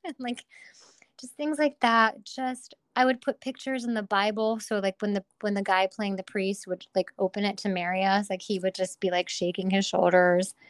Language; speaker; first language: English; native; English